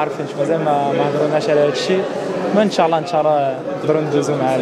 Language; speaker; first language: Arabic; native; Arabic